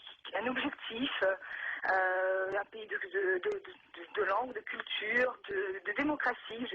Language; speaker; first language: French; non-native, fluent; Russian